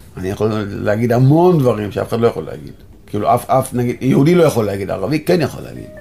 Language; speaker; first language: Hebrew; non-native, local second language; Arabic